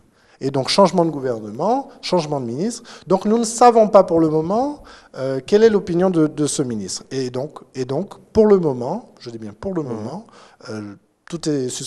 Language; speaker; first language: French; native; French